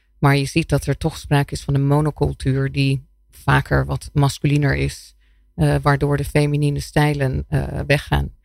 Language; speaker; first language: Dutch; non-native, fluent; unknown